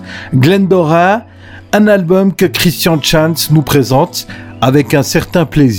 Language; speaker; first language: French; native; French